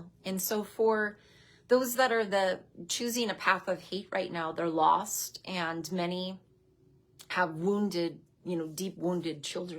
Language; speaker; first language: English; native; English